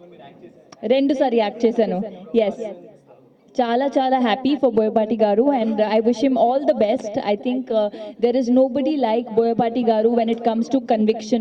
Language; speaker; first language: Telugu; non-native, fluent; Hindi